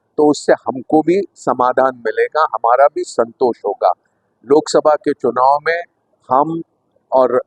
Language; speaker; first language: Hindi; non-native, local second language; Marathi